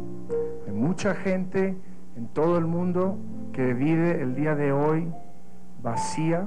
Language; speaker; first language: Spanish; native; Spanish